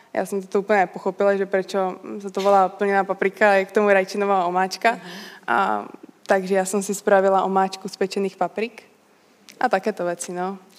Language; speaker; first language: Slovak; early bilingual, heritage; Slovak